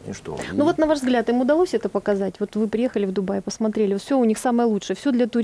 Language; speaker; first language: Russian; native; Russian